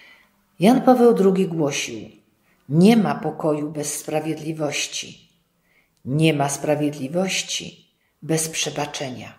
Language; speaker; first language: Polish; native; Polish